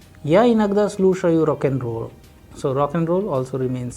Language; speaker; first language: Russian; non-native, fluent; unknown